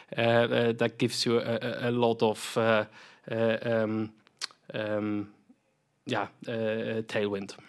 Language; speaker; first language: English; non-native, fluent; German